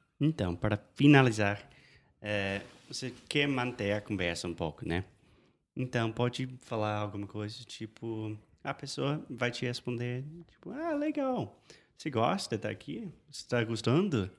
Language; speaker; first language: Portuguese; non-native, fluent; English